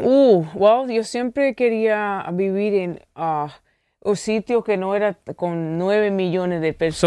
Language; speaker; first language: Spanish; early bilingual, heritage; English